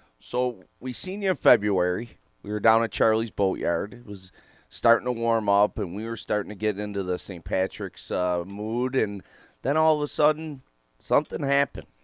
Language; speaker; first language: English; native; English